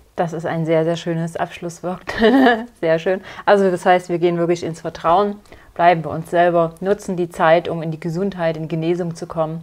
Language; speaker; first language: German; native; German